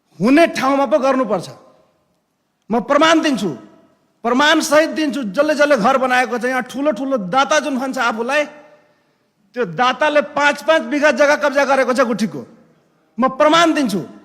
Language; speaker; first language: Nepali; non-native, local second language; Maithili